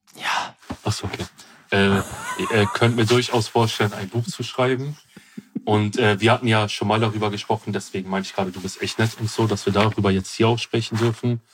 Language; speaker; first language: German; early bilingual, other home language; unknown